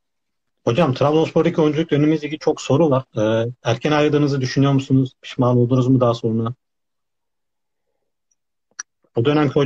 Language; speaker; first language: Turkish; native; Turkish